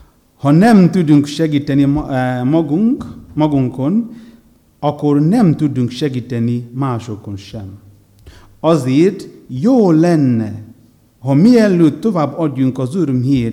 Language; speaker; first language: Hungarian; non-native, learner; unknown